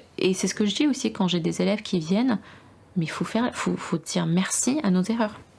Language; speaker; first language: French; early bilingual, other home language; Russian